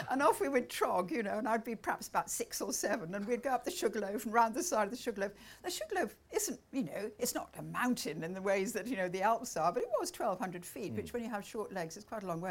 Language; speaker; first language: English; native; English